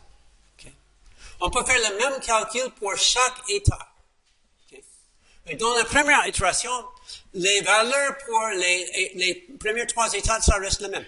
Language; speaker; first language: French; non-native, fluent; English